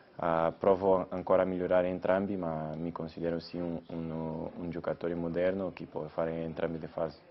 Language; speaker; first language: Italian; non-native, fluent; Portuguese